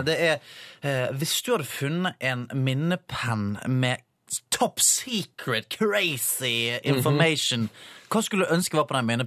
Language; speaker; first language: Norwegian; native; Norwegian